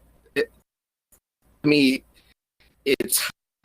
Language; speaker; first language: English; native; English